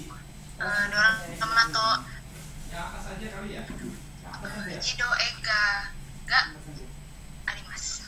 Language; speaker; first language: Japanese; non-native, learner; Indonesian